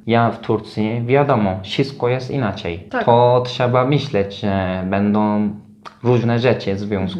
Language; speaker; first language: Polish; non-native, learner; Turkish